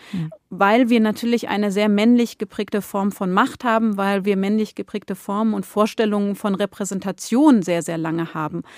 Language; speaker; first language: German; native; German